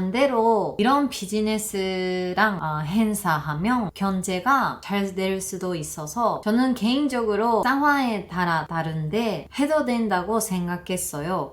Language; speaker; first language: Korean; non-native, learner; Japanese